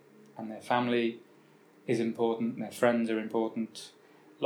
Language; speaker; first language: English; native; English